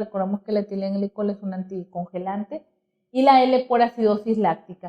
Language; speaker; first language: Spanish; native; Spanish